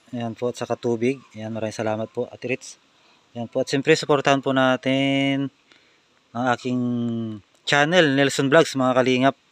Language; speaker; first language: Filipino; native; Filipino